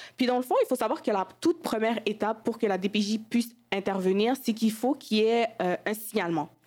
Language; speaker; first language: French; early bilingual, other home language; Wolof